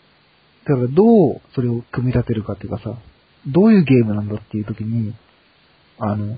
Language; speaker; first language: Japanese; native; Japanese